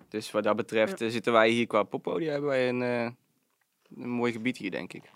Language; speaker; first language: Dutch; native; Dutch